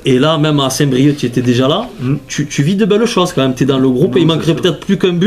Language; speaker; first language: French; native; French